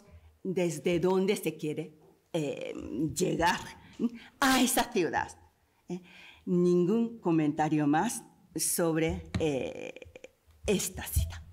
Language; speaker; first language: Spanish; non-native, fluent; Japanese